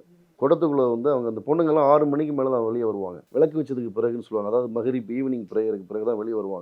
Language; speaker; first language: Tamil; native; Tamil